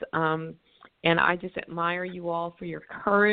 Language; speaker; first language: English; native; English